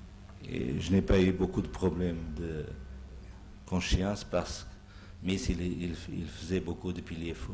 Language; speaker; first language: French; non-native, fluent; Portuguese